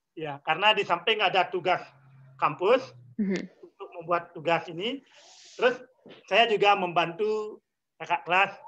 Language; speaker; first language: Indonesian; native; Indonesian